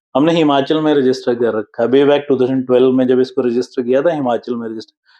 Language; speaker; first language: Hindi; native; Hindi